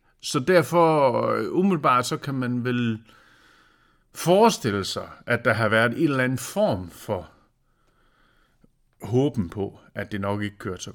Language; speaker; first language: Danish; native; Danish